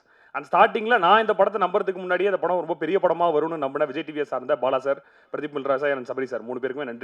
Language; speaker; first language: Tamil; native; Tamil